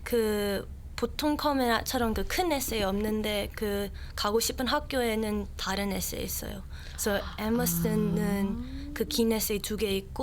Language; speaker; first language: Korean; early bilingual, heritage; Korean